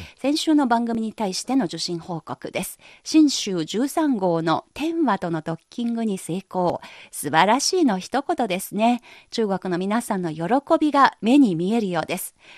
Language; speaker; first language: Japanese; non-native, fluent; Chinese